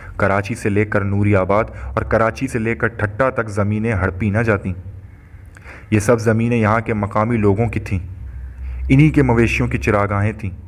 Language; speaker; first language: Urdu; non-native, local second language; Baluchi